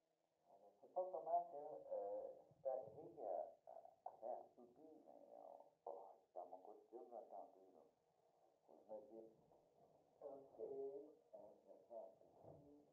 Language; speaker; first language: French; native; French